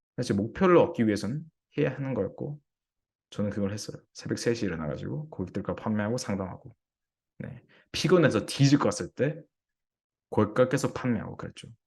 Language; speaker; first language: Korean; early bilingual, heritage; English